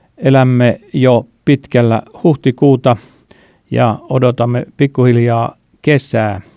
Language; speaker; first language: Finnish; native; Finnish